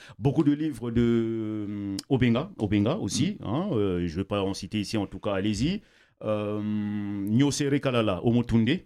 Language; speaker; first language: French; non-native, local second language; Kongo